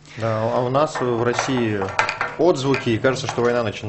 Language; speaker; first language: Russian; native; Russian